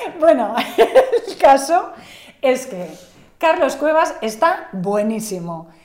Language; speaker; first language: Spanish; native; Spanish